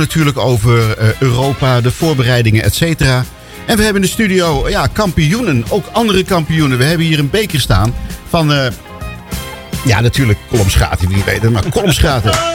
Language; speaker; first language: Dutch; native; Dutch